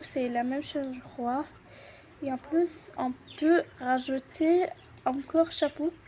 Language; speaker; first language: French; non-native, learner; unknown